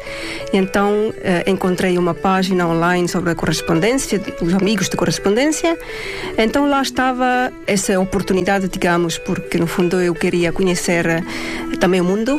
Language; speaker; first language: Portuguese; non-native, fluent; Estonian